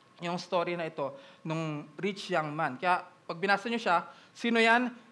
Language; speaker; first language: Filipino; native; Filipino